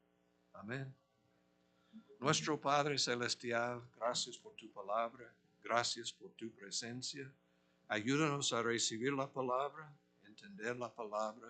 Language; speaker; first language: Spanish; non-native, fluent; English